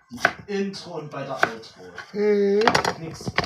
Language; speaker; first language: German; native; German